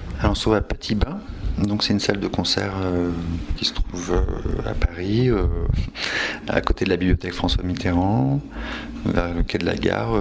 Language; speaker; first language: French; native; French